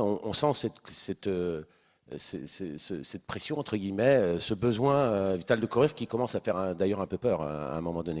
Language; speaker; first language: French; native; French